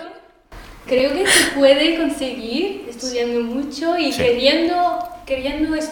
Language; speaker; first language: Spanish; non-native, fluent; French